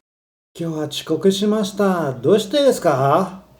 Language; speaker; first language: Japanese; non-native, fluent; Portuguese